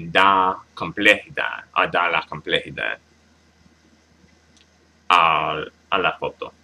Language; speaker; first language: Spanish; non-native, learner; English